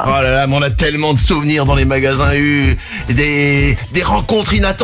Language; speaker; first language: French; native; French